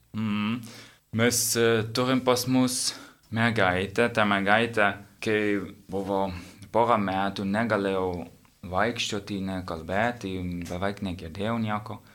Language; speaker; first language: Lithuanian; non-native, learner; English